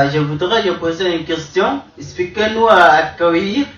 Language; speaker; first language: French; non-native, learner; Arabic